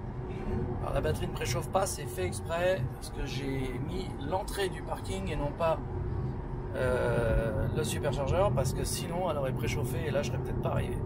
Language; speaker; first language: French; native; French